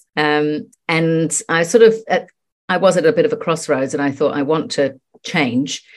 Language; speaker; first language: English; native; English